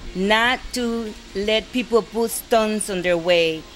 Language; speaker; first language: English; non-native, fluent; Spanish